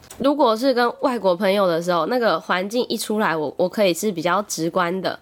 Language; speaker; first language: Chinese; native; Chinese